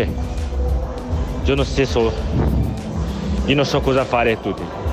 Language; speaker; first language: Italian; non-native, learner; Portuguese